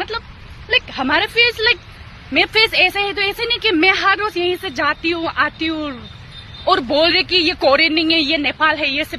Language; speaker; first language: Hindi; non-native, local second language; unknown